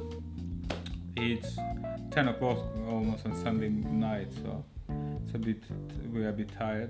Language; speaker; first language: English; non-native, fluent; Lithuanian